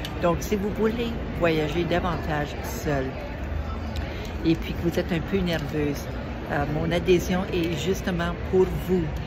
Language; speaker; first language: French; native; French